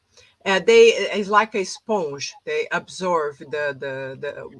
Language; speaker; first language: English; non-native, fluent; Portuguese